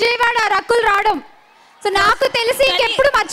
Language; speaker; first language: Telugu; native; Telugu